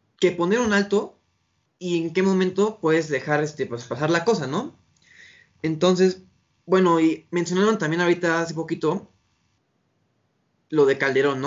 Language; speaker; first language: Spanish; native; Spanish